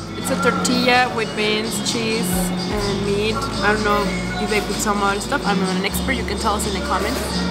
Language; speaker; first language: English; non-native, fluent; Spanish